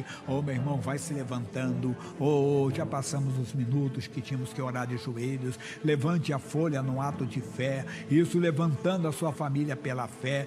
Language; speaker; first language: Portuguese; native; Portuguese